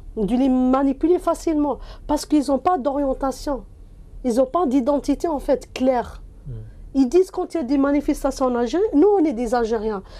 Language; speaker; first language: French; non-native, local second language; Arabic